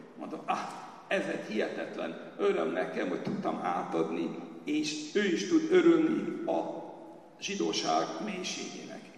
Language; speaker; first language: Hungarian; early bilingual, heritage; Hungarian